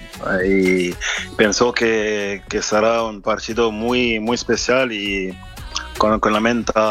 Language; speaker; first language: Spanish; non-native, fluent; French